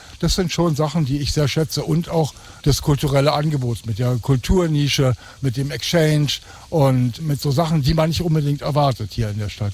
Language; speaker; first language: German; native; German